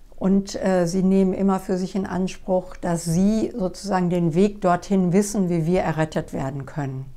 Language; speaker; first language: German; native; German